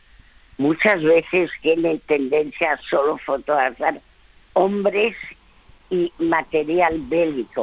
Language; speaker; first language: Spanish; early bilingual, other home language; French